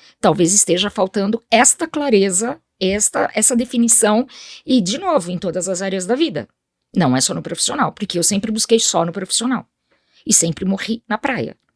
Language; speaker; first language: Portuguese; early bilingual, other home language; Spanish